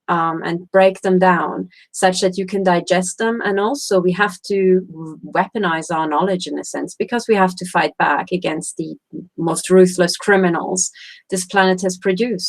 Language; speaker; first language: English; non-native, fluent; Romanian